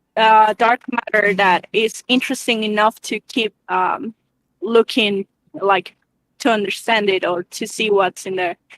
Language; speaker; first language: English; non-native, fluent; Spanish